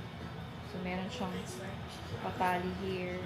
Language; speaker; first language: Filipino; native; Filipino